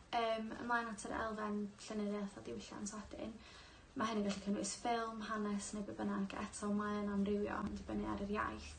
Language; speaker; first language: Welsh; native; Welsh